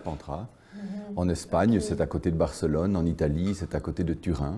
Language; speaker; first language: French; native; French